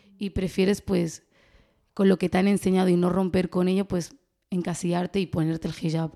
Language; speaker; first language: Spanish; early bilingual, other home language; Arabic